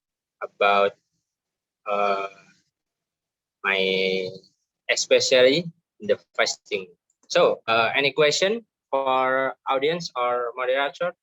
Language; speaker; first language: English; non-native, learner; Indonesian